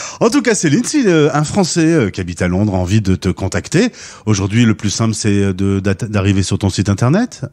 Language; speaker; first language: French; native; French